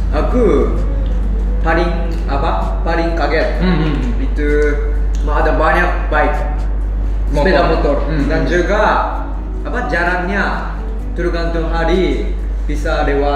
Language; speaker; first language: Indonesian; non-native, fluent; Japanese